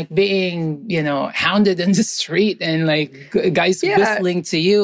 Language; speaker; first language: English; non-native, local second language; Filipino